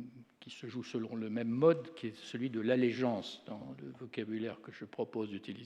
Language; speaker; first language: French; native; French